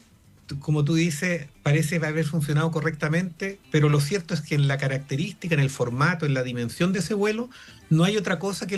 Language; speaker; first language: Spanish; native; Spanish